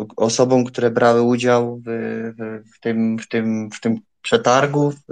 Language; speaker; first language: Polish; native; Polish